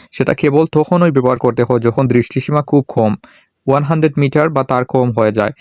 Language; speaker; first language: Bangla; non-native, local second language; Sylheti